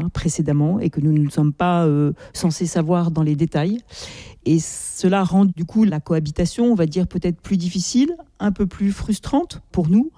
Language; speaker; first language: French; native; French